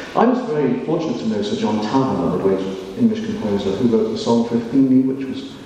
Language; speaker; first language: English; native; English